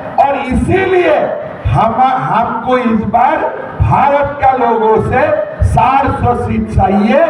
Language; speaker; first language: Hindi; non-native, local second language; Assamese